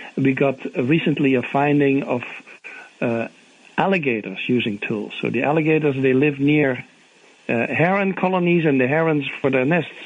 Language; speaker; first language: English; non-native, fluent; Dutch